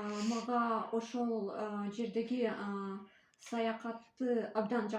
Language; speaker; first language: Kyrgyz; non-native, learner; Russian